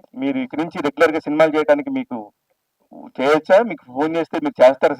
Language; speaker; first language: Telugu; native; Telugu